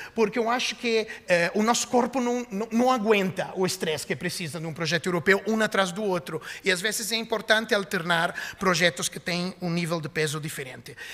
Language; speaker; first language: Portuguese; non-native, fluent; Italian